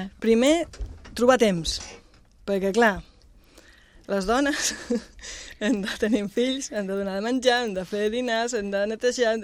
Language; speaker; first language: Catalan; non-native, local second language; Spanish